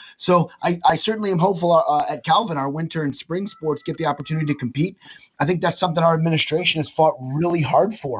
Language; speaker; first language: English; native; English